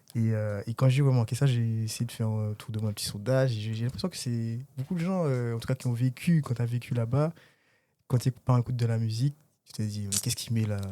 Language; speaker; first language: French; native; French